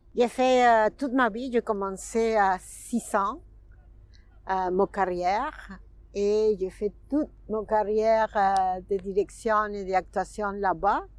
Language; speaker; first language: French; non-native, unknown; Spanish